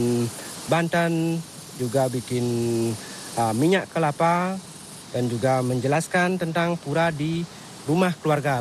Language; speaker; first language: Indonesian; non-native, local second language; Balinese